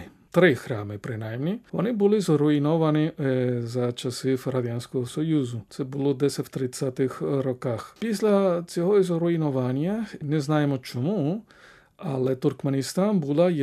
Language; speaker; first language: Ukrainian; non-native, fluent; Spanish